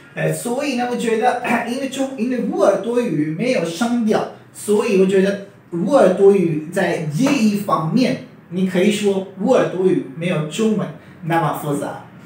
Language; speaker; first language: Chinese; non-native, fluent; Urdu